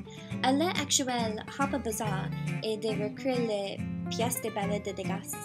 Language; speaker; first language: French; non-native, learner; English